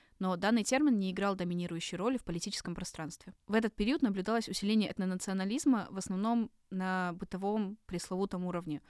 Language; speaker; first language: Russian; native; Russian